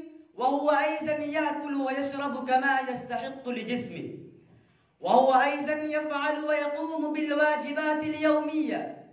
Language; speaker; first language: Arabic; non-native, learner; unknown